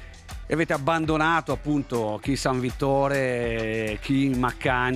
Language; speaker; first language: Italian; native; Italian